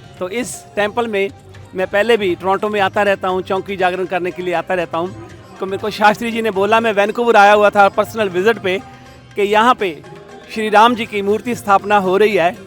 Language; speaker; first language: Hindi; native; Hindi